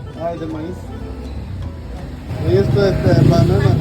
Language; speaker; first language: Spanish; non-native, learner; Portuguese